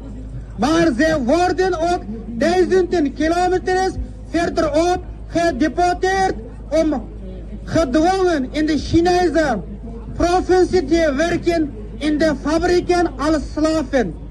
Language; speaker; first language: Dutch; non-native, fluent; Uyghur